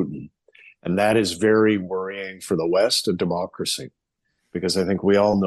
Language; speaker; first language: English; native; English